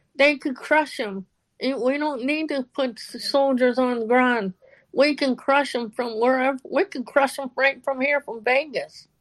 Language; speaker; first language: English; native; English